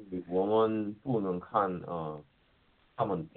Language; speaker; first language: Chinese; non-native, learner; Korean